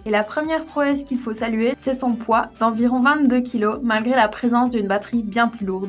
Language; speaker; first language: French; native; French